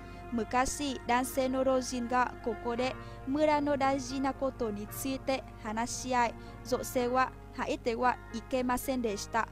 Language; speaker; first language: Japanese; non-native, learner; Vietnamese